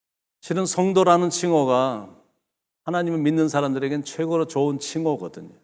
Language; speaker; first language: Korean; native; Korean